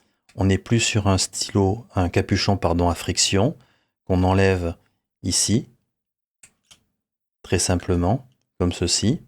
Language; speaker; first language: French; native; French